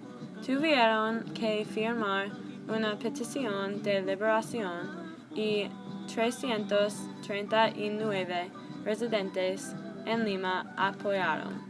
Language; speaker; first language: Spanish; non-native, learner; English